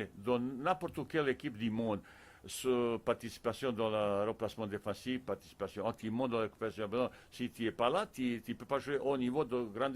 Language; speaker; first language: French; non-native, fluent; Bosnian